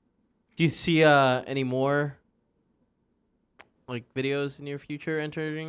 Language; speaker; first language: English; native; English